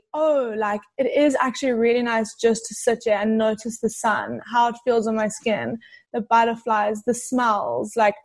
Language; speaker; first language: English; native; English